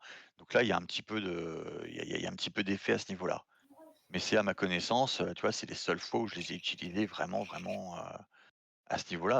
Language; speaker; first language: French; native; French